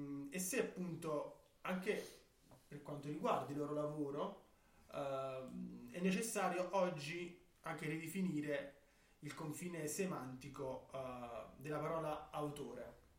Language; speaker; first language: Italian; native; Italian